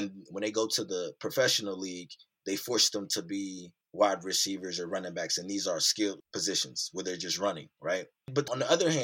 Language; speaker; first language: English; native; English